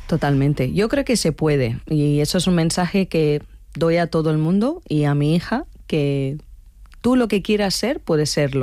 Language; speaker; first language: Spanish; non-native, fluent; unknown